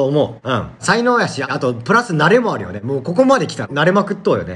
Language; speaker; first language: Japanese; native; Japanese